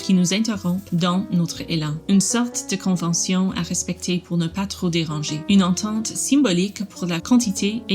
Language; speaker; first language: French; non-native, learner; English